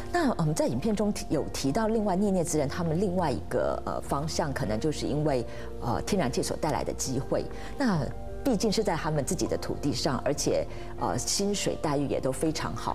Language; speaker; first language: Chinese; native; Chinese